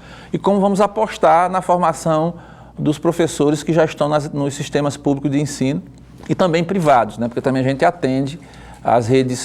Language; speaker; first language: Portuguese; native; Portuguese